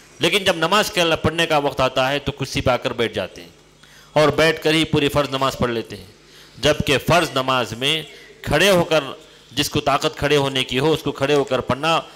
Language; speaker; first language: Urdu; native; Urdu